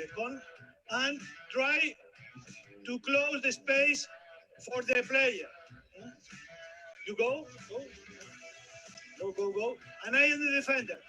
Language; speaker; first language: English; non-native, learner; Spanish